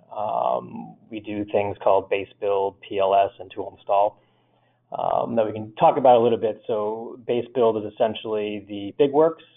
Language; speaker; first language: English; native; English